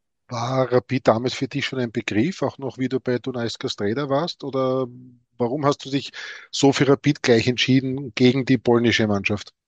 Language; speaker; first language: German; native; German